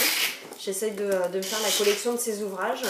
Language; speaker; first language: French; native; French